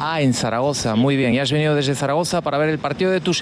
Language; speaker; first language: Spanish; native; Spanish